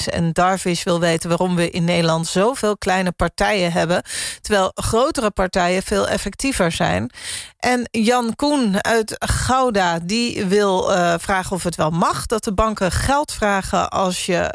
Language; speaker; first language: Dutch; native; Dutch